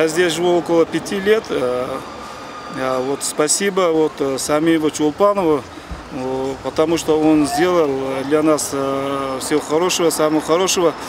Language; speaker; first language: Russian; non-native, local second language; Kyrgyz